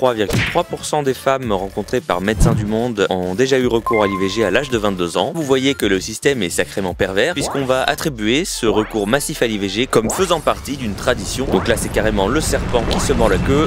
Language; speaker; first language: French; native; French